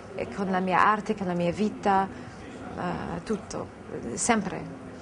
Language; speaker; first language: Italian; non-native, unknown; English